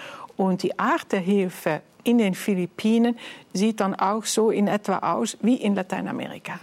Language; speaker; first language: German; non-native, fluent; Dutch